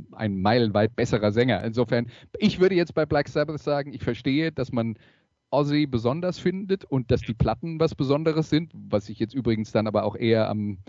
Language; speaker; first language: German; native; German